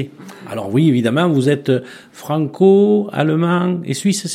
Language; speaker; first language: French; native; French